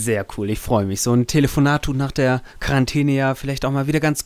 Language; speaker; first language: German; native; German